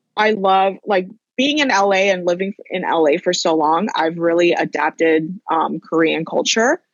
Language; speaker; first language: English; native; English